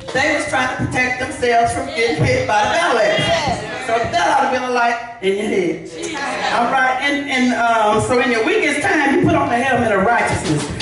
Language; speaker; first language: English; native; English